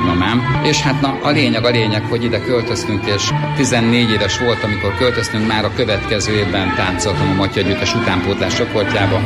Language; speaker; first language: Hungarian; native; Hungarian